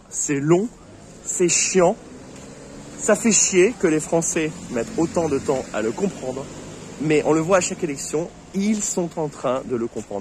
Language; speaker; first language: French; native; French